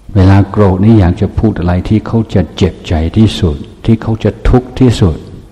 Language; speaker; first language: Thai; non-native, fluent; English